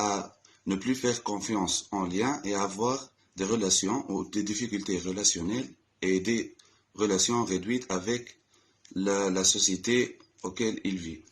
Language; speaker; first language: French; non-native, local second language; Arabic